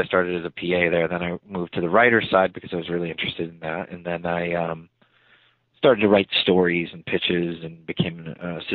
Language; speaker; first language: English; native; English